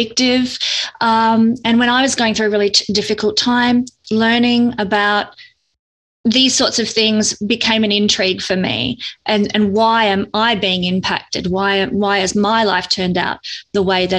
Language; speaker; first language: English; native; English